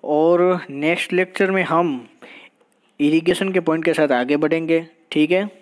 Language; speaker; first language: Hindi; non-native, local second language; Gujarati